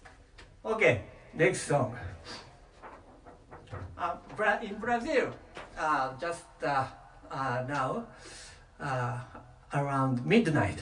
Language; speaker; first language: English; non-native, learner; Japanese